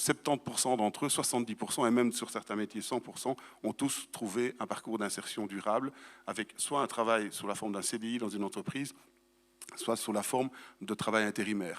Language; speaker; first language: French; native; French